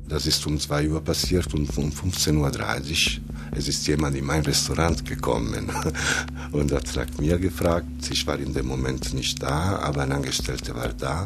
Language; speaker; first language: German; non-native, fluent; Italian